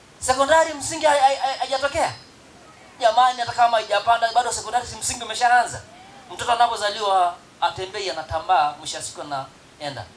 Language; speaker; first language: Swahili; non-native, local second language; Masai